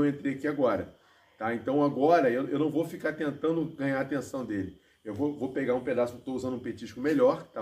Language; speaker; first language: Portuguese; native; Portuguese